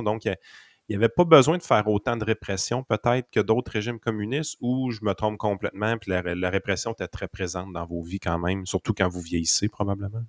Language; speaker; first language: French; native; French